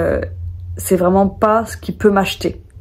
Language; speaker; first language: French; native; French